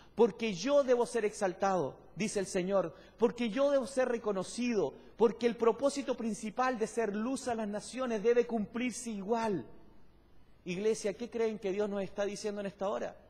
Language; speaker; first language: Spanish; native; Spanish